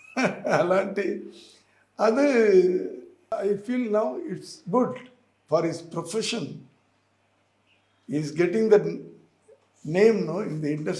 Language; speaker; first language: Telugu; non-native, learner; Tamil